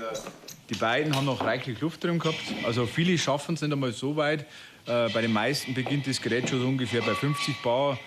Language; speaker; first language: German; native; German